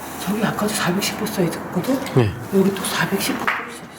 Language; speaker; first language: Korean; native; Korean